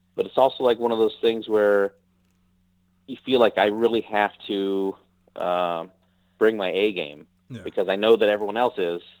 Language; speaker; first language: English; native; English